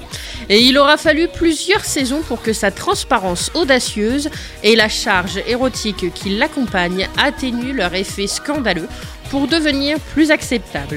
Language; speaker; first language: French; native; French